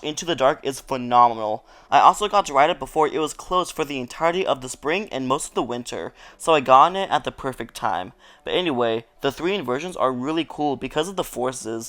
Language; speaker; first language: English; native; English